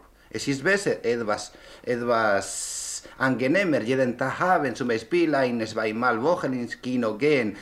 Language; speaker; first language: German; non-native, learner; Spanish